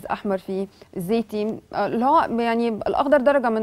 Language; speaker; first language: Arabic; native; Arabic